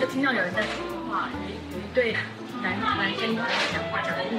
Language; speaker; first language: Chinese; native; Chinese